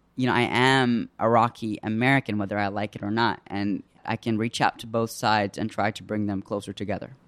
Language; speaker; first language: English; early bilingual, other home language; Arabic